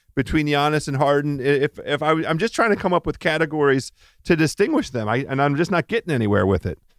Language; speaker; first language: English; native; English